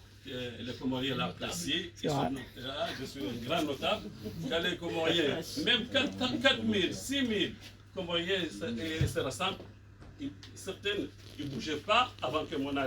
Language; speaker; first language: French; non-native, local second language; Comorian